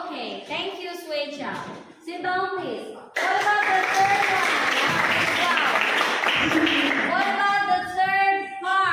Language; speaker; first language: English; non-native, fluent; Indonesian